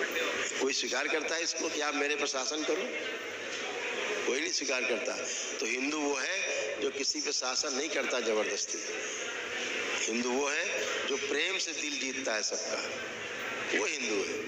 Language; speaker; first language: Hindi; native; Hindi